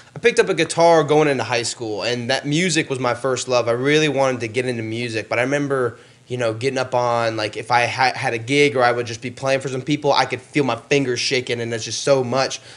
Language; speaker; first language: English; native; English